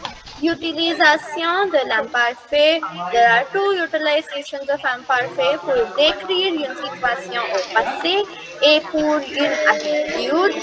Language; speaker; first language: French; non-native, fluent; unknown